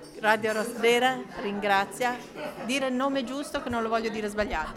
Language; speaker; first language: Italian; native; Italian